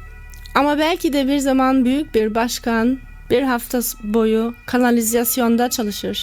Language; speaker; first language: Turkish; non-native, learner; German